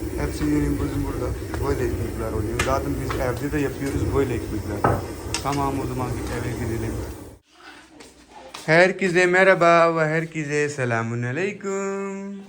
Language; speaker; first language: Turkish; non-native, learner; Urdu